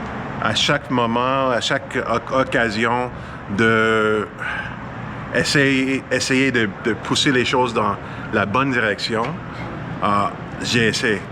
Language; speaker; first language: French; non-native, fluent; English